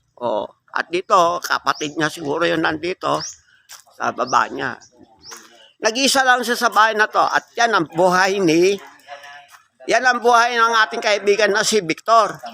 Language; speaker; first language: Filipino; native; Filipino